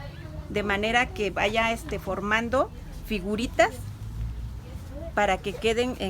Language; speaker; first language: Spanish; native; Spanish